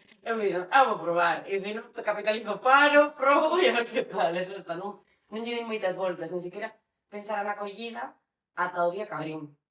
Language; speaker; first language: Galician; non-native, local second language; Spanish